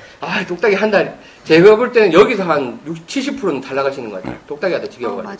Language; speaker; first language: Korean; native; Korean